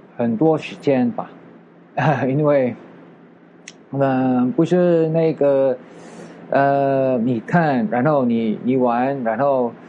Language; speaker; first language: Chinese; non-native, learner; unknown